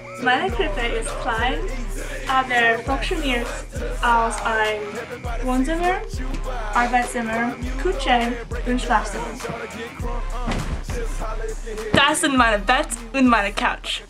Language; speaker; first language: German; non-native, learner; English